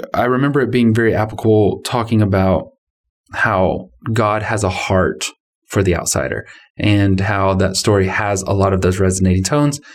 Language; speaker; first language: English; native; English